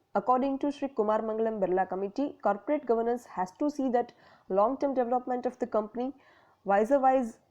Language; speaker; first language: English; non-native, local second language; Gujarati